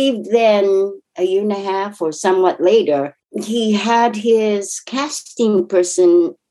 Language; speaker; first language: English; non-native, fluent; Japanese